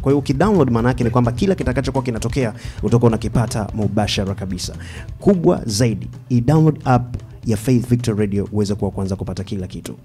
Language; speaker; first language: Swahili; native; Swahili